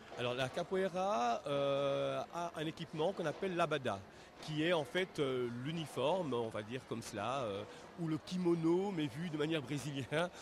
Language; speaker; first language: French; native; French